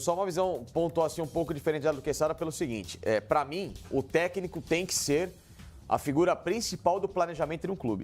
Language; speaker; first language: Portuguese; native; Portuguese